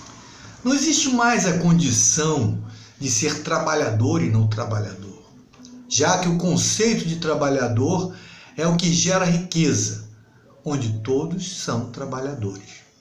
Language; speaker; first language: Portuguese; native; Portuguese